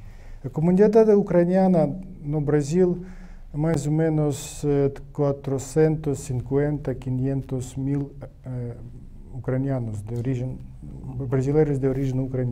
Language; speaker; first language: Portuguese; non-native, learner; Ukrainian